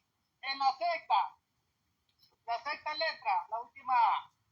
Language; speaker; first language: Spanish; native; Spanish